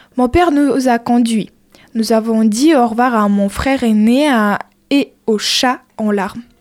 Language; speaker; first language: French; non-native, fluent; Ukrainian